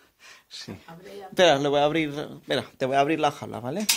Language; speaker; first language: Spanish; native; Spanish